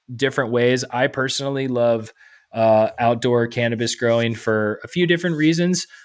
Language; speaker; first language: English; native; English